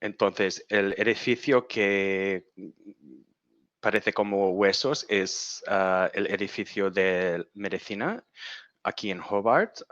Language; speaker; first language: Spanish; non-native, learner; English